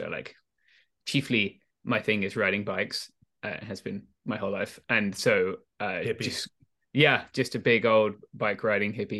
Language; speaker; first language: English; native; English